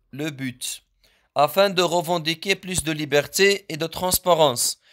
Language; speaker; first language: French; non-native, local second language; Arabic